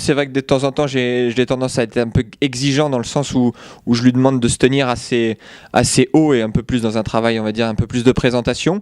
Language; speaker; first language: French; native; French